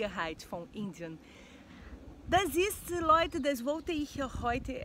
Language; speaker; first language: German; non-native, learner; Portuguese